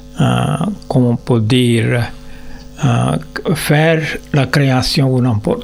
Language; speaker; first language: French; non-native, learner; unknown